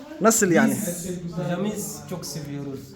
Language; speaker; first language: Turkish; non-native, learner; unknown